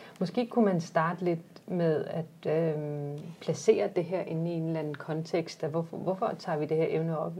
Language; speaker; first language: Danish; early bilingual, other home language; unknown